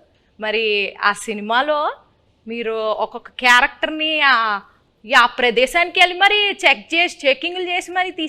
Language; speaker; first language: Telugu; native; Telugu